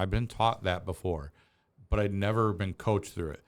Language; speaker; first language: English; native; English